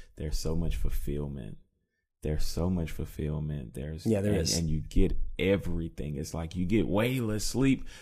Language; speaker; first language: English; native; English